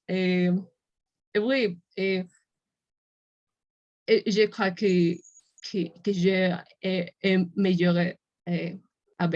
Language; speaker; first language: French; non-native, learner; Spanish